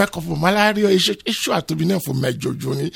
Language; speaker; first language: Hungarian; non-native, fluent; Yoruba